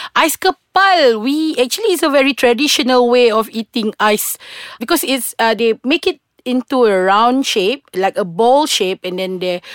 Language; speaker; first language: English; non-native, local second language; Malay